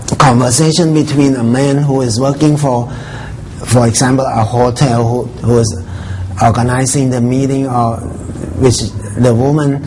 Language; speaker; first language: English; non-native, fluent; Thai